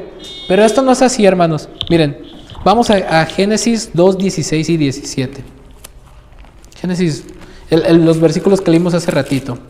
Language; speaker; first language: Spanish; native; Spanish